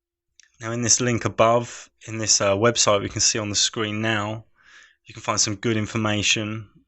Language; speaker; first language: English; native; English